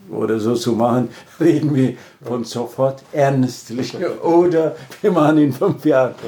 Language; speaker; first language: German; non-native, fluent; Amharic